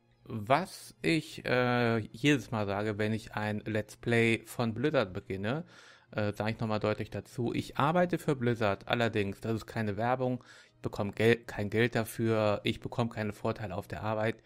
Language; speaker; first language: German; native; German